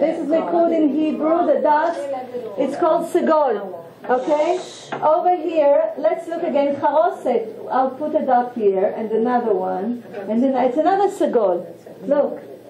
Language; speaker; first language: English; non-native, fluent; Hebrew